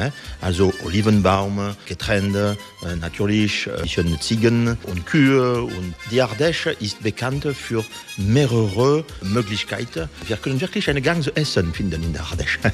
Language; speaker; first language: German; non-native, fluent; French